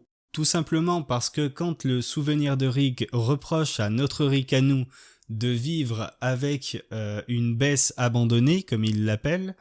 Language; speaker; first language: French; native; French